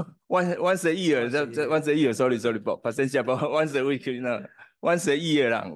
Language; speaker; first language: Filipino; non-native, learner; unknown